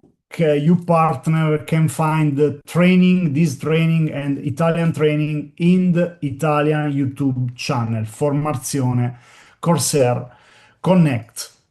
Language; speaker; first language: English; non-native, learner; Italian